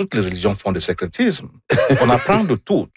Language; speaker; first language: French; non-native, fluent; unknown